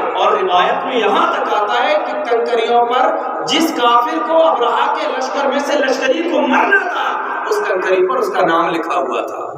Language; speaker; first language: Urdu; native; Urdu